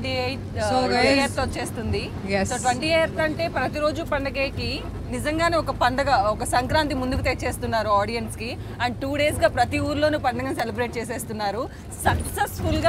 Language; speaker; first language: Telugu; native; Telugu